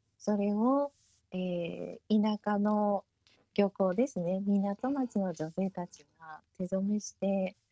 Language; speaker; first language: Japanese; early bilingual, heritage; Japanese